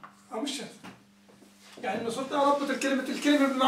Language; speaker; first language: Arabic; native; Arabic